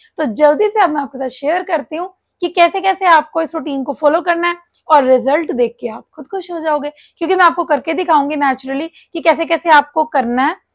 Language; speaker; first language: Hindi; native; Hindi